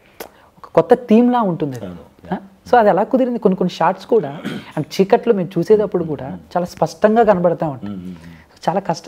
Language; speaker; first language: Telugu; native; Telugu